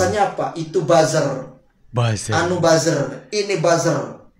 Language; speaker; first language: Indonesian; native; Indonesian